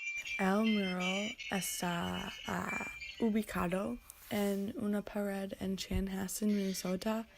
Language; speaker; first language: Spanish; non-native, learner; English